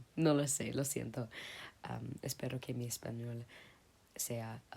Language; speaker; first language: Spanish; non-native, learner; English